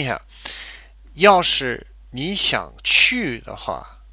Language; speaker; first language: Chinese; non-native, fluent; English